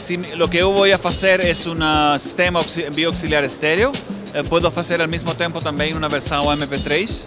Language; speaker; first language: Portuguese; non-native, learner; Spanish